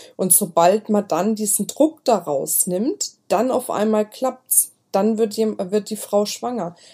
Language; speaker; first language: German; native; German